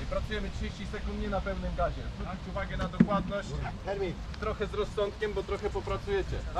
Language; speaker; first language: Polish; native; Polish